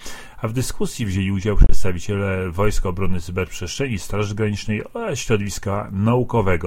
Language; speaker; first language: Polish; native; Polish